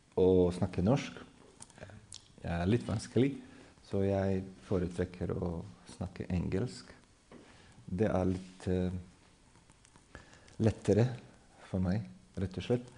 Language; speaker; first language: Norwegian; non-native, learner; Bosnian